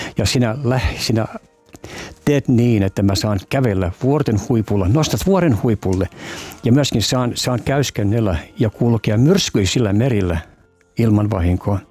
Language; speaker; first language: Finnish; native; Finnish